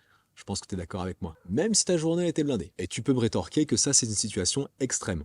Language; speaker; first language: French; native; French